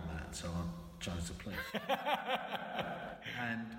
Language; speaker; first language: English; native; English